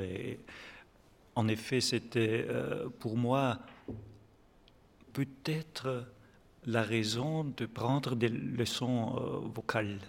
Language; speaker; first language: French; non-native, fluent; German